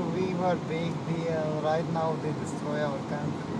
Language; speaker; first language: English; non-native, learner; Persian